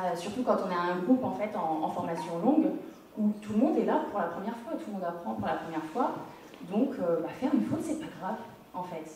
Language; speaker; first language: French; early bilingual, other home language; English